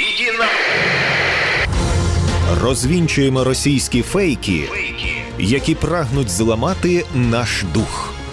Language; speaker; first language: Ukrainian; native; Ukrainian